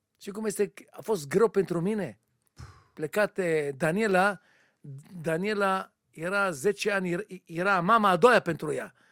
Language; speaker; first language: Romanian; non-native, learner; Hebrew